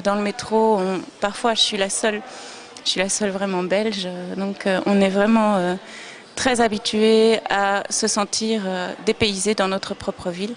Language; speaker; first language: French; native; French